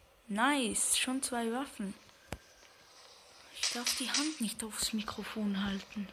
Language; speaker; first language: German; native; German